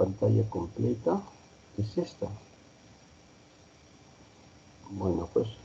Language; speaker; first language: Spanish; native; Spanish